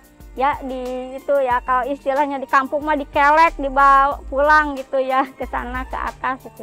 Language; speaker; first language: Indonesian; native; Indonesian